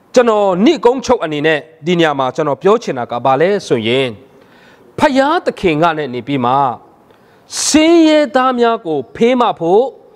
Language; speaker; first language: Burmese; non-native, local second language; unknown